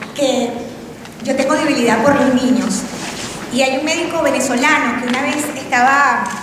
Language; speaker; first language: Spanish; native; Spanish